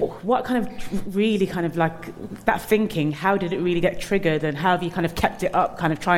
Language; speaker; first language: English; native; English